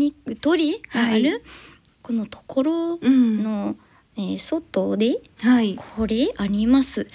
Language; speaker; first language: Japanese; non-native, learner; English